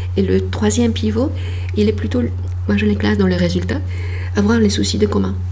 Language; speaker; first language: French; non-native, fluent; Polish